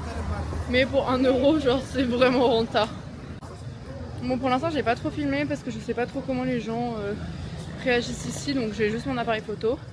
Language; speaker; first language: French; native; French